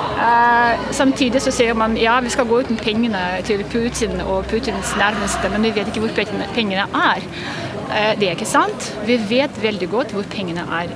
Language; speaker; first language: Norwegian; non-native, fluent; Russian